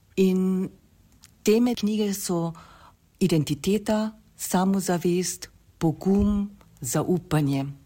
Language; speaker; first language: Slovenian; non-native, local second language; German